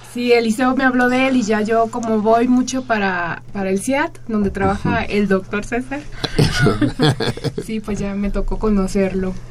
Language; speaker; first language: Spanish; native; Spanish